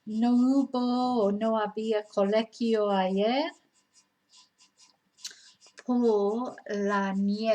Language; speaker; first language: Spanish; non-native, fluent; English